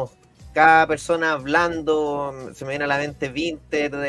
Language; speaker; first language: Spanish; native; Spanish